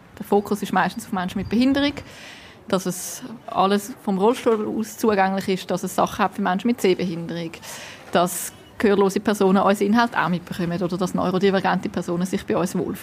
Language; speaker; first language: German; native; German